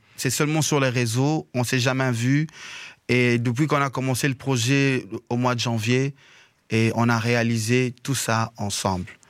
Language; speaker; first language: French; non-native, local second language; Lingala